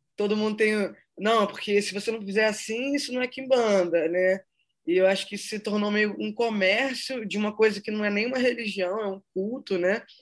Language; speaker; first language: Portuguese; native; Portuguese